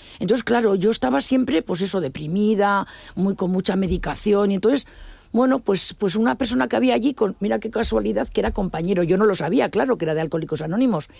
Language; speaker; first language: Spanish; native; Spanish